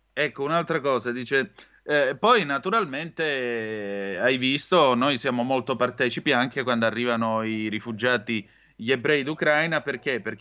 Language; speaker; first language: Italian; native; Italian